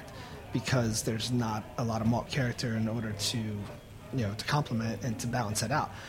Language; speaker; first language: English; native; English